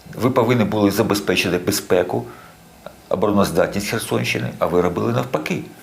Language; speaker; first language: Ukrainian; native; Ukrainian